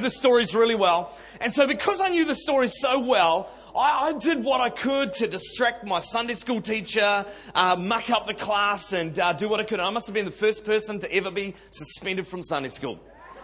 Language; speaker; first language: English; native; English